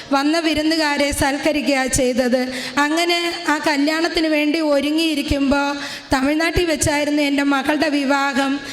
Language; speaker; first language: Malayalam; native; Malayalam